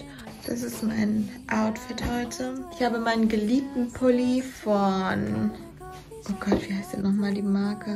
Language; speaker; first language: German; early bilingual, other home language; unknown